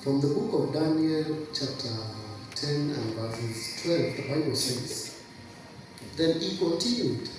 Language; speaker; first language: English; non-native, local second language; Swahili